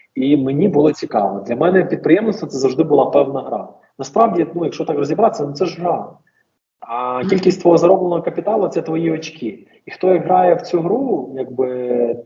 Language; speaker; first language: Ukrainian; native; Ukrainian